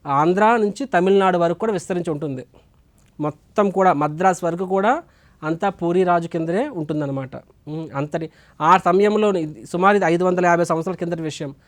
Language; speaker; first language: Telugu; native; Telugu